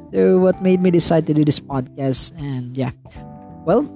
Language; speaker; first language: English; non-native, local second language; Filipino